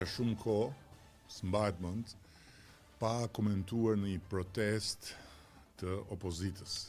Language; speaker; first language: Albanian; native; Albanian